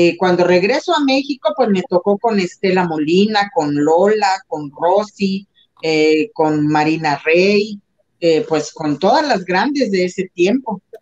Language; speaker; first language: Spanish; native; Spanish